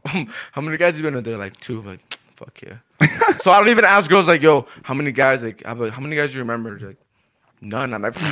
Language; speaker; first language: English; early bilingual, other home language; Spanish